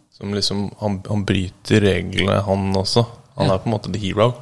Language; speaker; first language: Norwegian; native; Norwegian